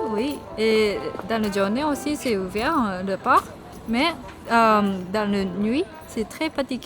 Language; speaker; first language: French; non-native, learner; Japanese